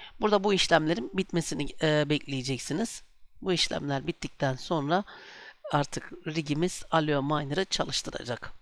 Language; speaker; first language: Turkish; native; Turkish